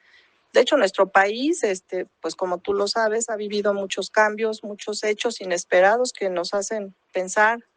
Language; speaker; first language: Spanish; native; Spanish